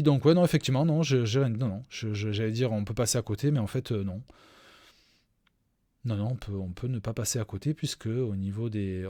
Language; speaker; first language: French; native; French